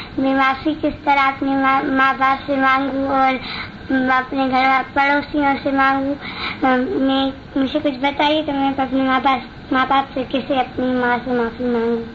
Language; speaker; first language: Urdu; non-native, local second language; Punjabi